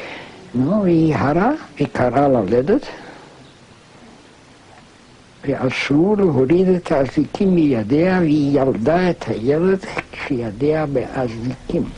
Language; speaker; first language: Hebrew; non-native, fluent; German